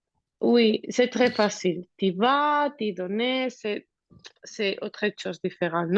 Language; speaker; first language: French; non-native, learner; Spanish